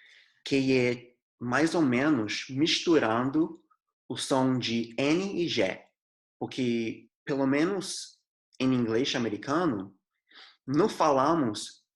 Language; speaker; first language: Portuguese; non-native, fluent; English